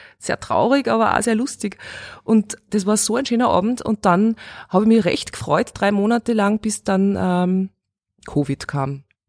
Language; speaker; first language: German; early bilingual, other home language; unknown